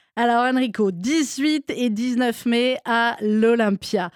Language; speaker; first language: French; native; French